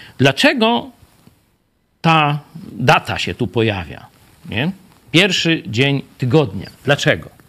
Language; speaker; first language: Polish; native; Polish